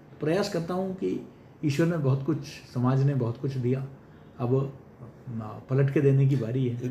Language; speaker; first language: Hindi; non-native, local second language; Malayalam